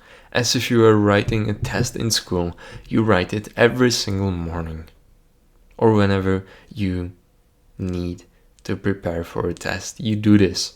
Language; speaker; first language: English; non-native, fluent; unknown